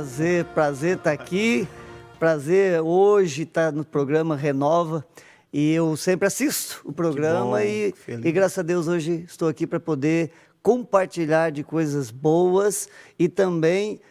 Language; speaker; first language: Portuguese; native; Portuguese